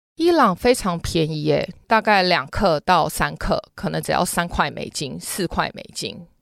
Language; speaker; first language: Chinese; native; Chinese